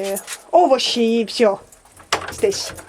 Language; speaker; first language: Russian; non-native, learner; Estonian